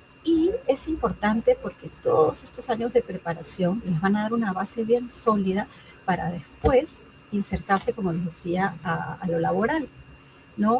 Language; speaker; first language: Spanish; native; Spanish